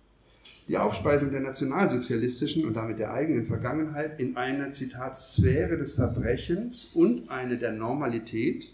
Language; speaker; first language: German; native; German